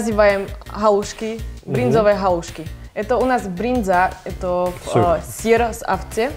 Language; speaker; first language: Russian; non-native, learner; Slovak